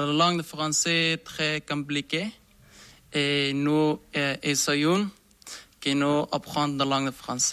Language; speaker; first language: French; non-native, learner; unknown